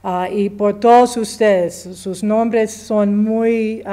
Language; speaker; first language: Spanish; early bilingual, heritage; English